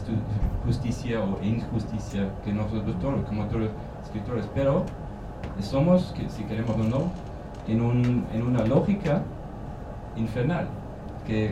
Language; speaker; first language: Spanish; non-native, learner; German